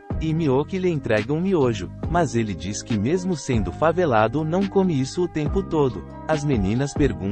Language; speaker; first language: Portuguese; native; Portuguese